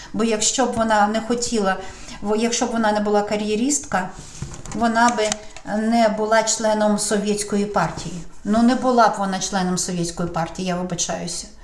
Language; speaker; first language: Ukrainian; non-native, local second language; Russian